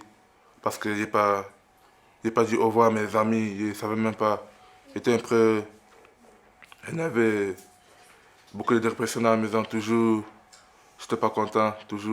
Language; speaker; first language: French; non-native, learner; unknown